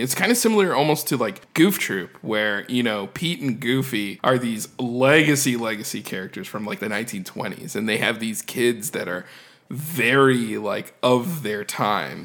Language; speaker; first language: English; native; English